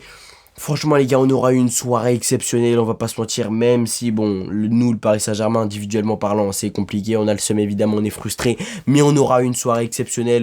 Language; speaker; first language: French; native; French